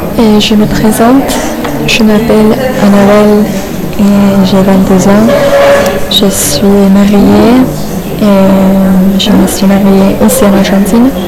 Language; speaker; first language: French; non-native, fluent; English